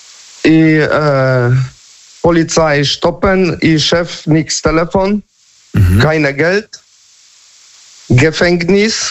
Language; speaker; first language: German; non-native, learner; Polish